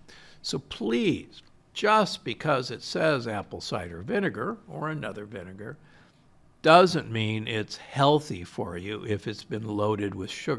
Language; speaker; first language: English; native; English